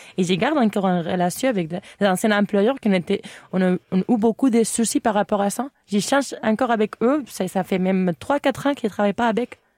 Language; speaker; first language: French; non-native, fluent; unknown